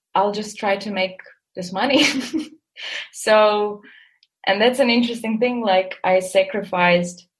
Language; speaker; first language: English; non-native, fluent; Russian